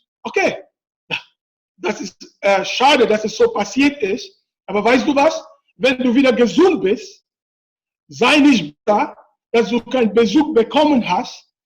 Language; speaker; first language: German; non-native, fluent; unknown